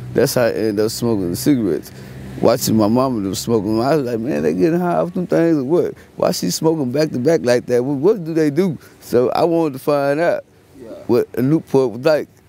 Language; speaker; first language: English; native; English